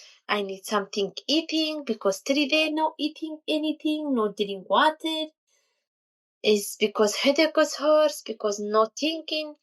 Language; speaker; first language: English; non-native, learner; Kurdish